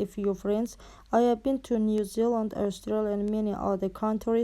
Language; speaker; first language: English; non-native, fluent; Azerbaijani